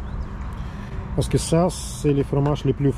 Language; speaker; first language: French; non-native, learner; Russian